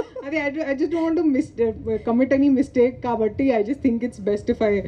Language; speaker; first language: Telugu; non-native, local second language; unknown